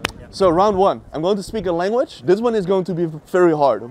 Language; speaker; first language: English; non-native, fluent; Dutch